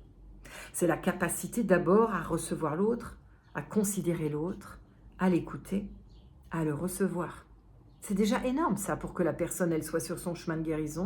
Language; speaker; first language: French; native; French